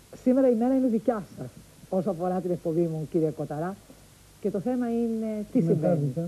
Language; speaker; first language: Greek; native; Greek